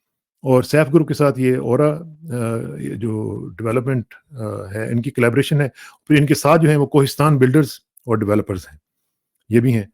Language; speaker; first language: Urdu; native; Urdu